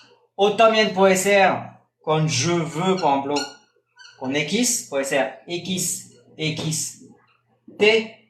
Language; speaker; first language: Spanish; non-native, fluent; French